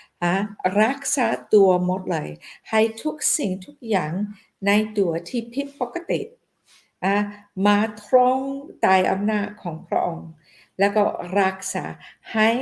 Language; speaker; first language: Thai; non-native, fluent; English